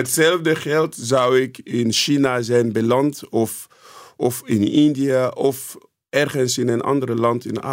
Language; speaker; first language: Dutch; non-native, fluent; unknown